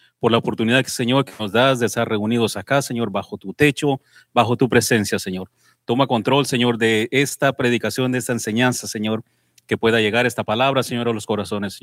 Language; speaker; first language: Spanish; early bilingual, heritage; Spanish